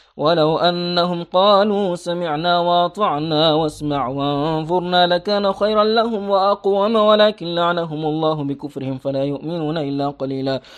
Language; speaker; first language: Arabic; non-native, fluent; Persian